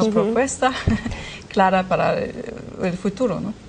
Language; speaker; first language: Spanish; non-native, fluent; German